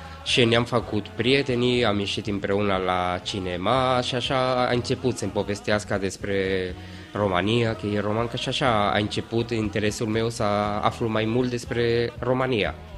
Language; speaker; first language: Romanian; non-native, fluent; Spanish